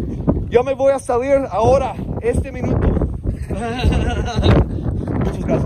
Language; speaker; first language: Spanish; non-native, learner; English